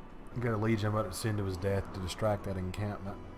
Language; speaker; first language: English; native; English